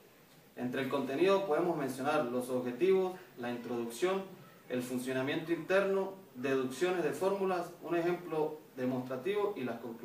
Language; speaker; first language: Spanish; native; Spanish